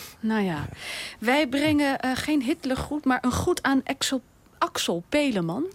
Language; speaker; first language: Dutch; early bilingual, other home language; Turkish